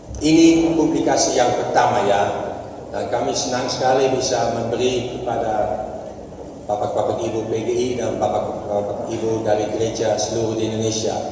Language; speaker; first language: Indonesian; non-native, fluent; Dutch